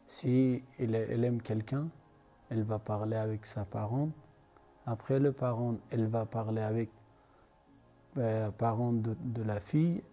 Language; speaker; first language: French; non-native, learner; Persian